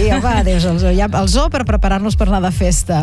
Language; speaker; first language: Catalan; native; Catalan